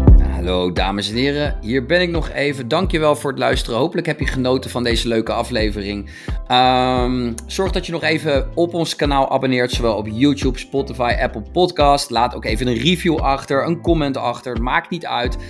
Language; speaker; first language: Dutch; native; Dutch